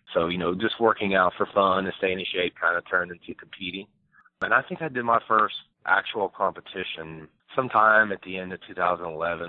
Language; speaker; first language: English; native; English